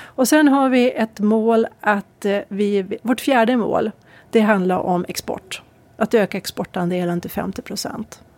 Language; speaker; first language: Swedish; native; Swedish